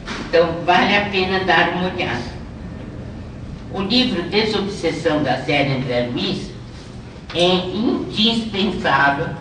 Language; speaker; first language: Portuguese; native; Portuguese